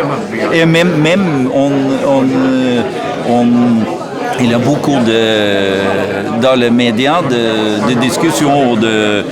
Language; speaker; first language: French; non-native, learner; Norwegian